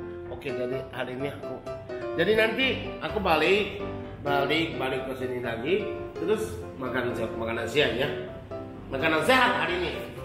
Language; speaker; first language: Indonesian; non-native, fluent; Japanese